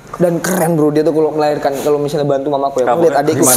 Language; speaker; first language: Indonesian; native; Indonesian